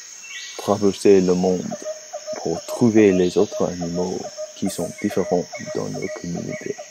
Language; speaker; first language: French; non-native, learner; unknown